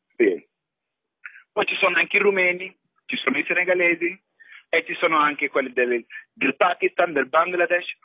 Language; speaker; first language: Italian; non-native, fluent; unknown